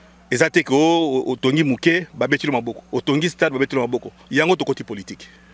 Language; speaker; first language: French; non-native, local second language; Lingala